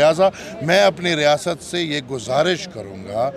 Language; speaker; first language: Hindi; non-native, local second language; Pashto